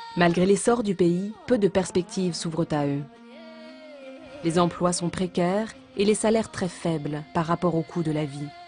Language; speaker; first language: French; native; French